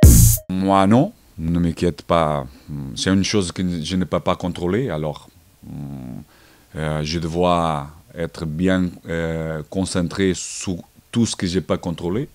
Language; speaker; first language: French; non-native, learner; Portuguese